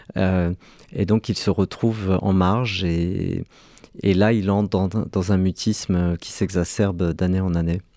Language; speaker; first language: French; early bilingual, other home language; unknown